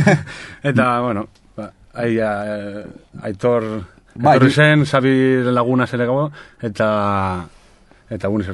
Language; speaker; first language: Basque; non-native, local second language; Spanish